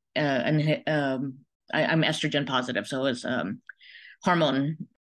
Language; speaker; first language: English; early bilingual, other home language; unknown